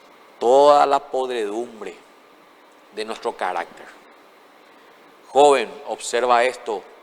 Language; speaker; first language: Spanish; native; Spanish